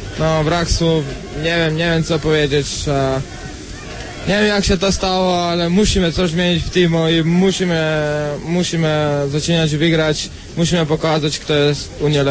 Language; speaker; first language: Polish; non-native, learner; Croatian